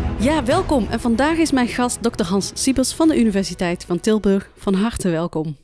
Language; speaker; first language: Dutch; early bilingual, other home language; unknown